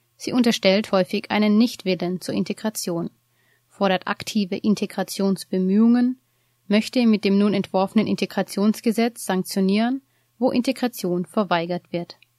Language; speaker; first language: German; native; German